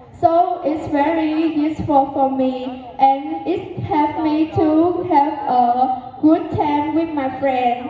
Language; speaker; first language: English; non-native, learner; Vietnamese